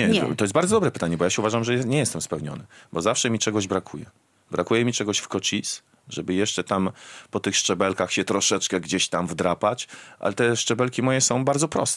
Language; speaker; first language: Polish; native; Polish